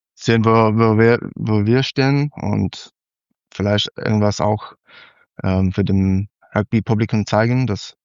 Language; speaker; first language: German; non-native, learner; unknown